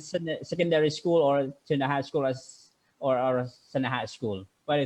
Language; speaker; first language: English; non-native, fluent; Indonesian